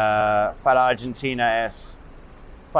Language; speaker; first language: Spanish; non-native, learner; English